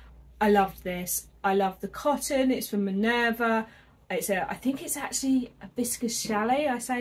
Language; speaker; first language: English; native; English